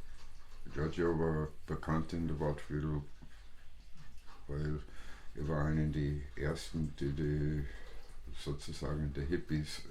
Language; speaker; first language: German; non-native, fluent; English